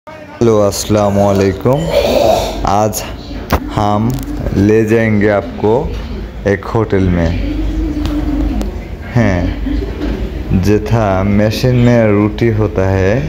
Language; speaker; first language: Hindi; non-native, learner; Bangla